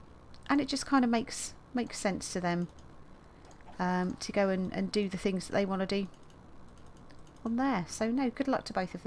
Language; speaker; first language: English; native; English